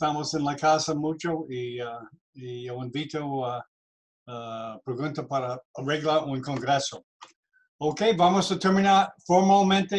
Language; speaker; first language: Spanish; non-native, learner; English